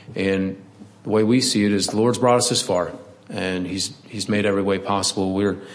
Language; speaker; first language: English; native; English